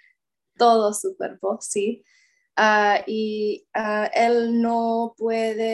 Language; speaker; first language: Spanish; non-native, learner; English